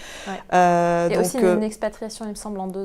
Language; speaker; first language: French; native; French